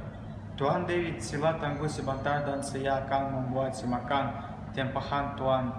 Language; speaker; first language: Malay; non-native, learner; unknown